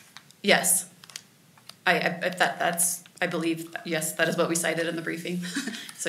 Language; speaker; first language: English; native; English